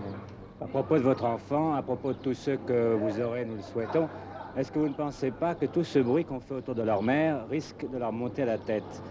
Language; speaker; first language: French; native; French